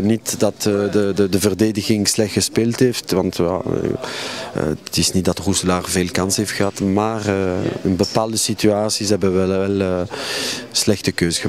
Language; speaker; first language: Dutch; non-native, local second language; French